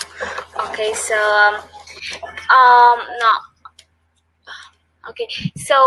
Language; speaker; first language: English; non-native, learner; Vietnamese